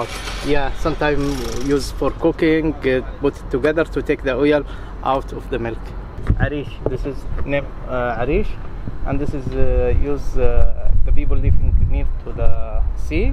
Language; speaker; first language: English; non-native, local second language; Arabic